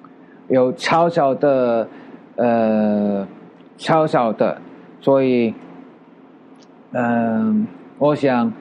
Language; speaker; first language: Chinese; non-native, learner; Filipino